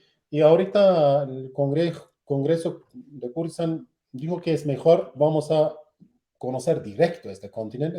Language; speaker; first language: Spanish; non-native, learner; Kurdish